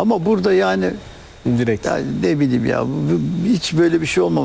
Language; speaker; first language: Turkish; native; Turkish